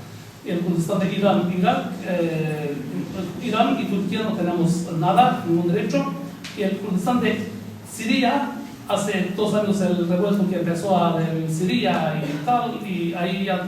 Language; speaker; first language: Spanish; non-native, fluent; Kurdish